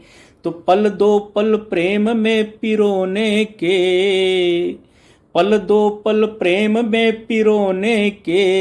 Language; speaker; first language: Hindi; native; Hindi